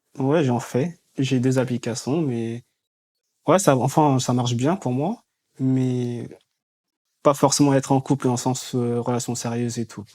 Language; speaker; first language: French; native; French